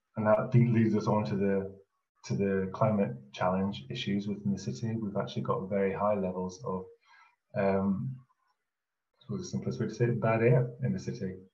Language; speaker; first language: English; native; English